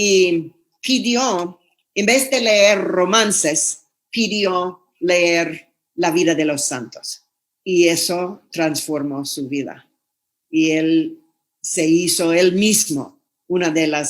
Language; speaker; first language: Spanish; non-native, fluent; English